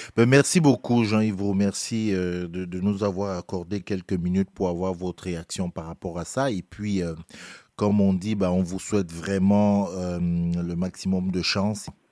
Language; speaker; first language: French; non-native, local second language; Duala